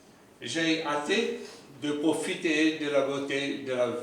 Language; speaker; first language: French; non-native, local second language; Morisyen